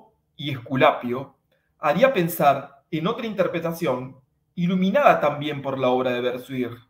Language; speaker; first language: Spanish; native; Spanish